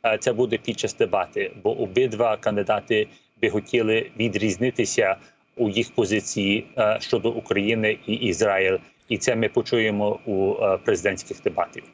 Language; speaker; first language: Ukrainian; early bilingual, heritage; Ukrainian